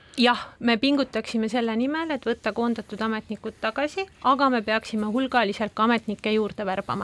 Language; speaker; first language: Estonian; native; Estonian